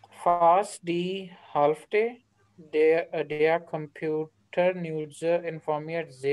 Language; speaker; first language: German; non-native, learner; Urdu